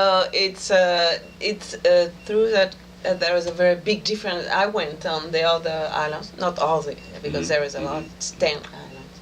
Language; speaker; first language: English; non-native, fluent; French